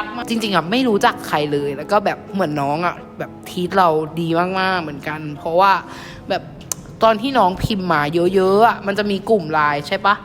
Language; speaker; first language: Thai; native; Thai